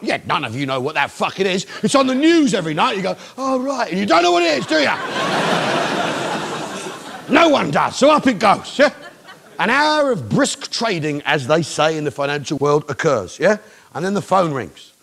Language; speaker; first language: English; native; English